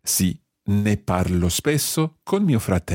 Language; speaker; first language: Italian; non-native, fluent; English